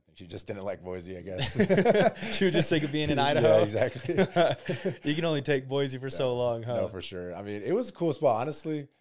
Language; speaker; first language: English; native; English